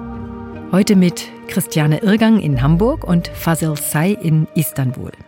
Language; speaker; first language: German; native; German